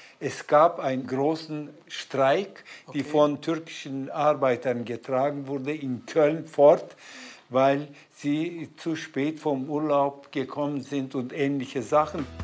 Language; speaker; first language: German; non-native, fluent; Turkish